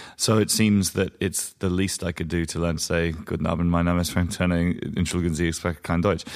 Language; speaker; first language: English; native; English